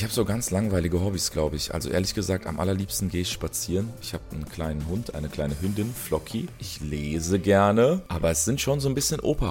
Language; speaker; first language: German; early bilingual, other home language; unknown